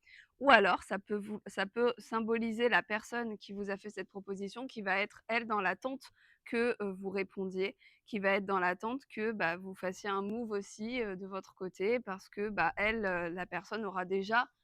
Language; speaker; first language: French; native; French